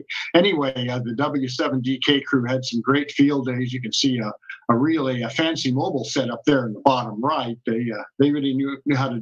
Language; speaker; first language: English; native; English